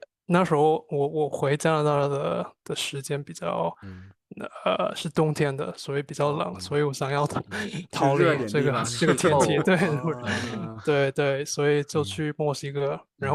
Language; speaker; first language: Chinese; non-native, fluent; English